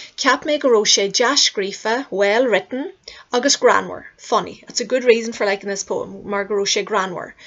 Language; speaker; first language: Irish; native; Irish